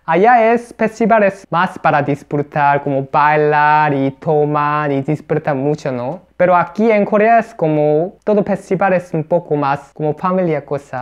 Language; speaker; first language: Spanish; non-native, learner; Korean